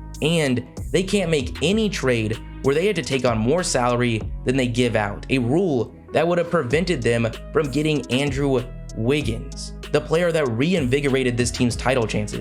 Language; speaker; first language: English; native; English